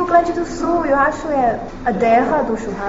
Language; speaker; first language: Portuguese; non-native, fluent; Chinese